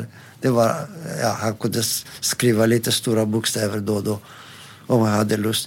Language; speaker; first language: Swedish; non-native, fluent; Greek